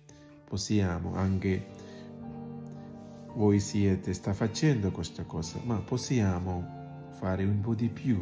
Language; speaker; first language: Italian; non-native, learner; Malayalam